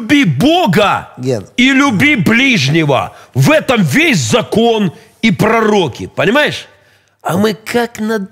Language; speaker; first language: Russian; native; Russian